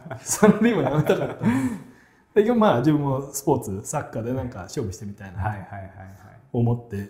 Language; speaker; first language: Japanese; early bilingual, heritage; Japanese